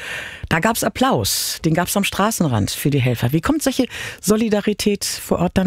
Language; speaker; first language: German; native; German